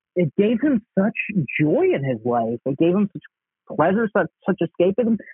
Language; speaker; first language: English; native; English